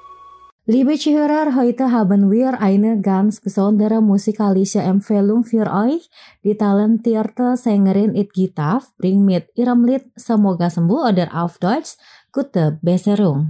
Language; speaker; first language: German; non-native, fluent; Indonesian